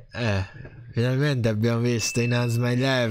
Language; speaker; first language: Italian; non-native, learner; Japanese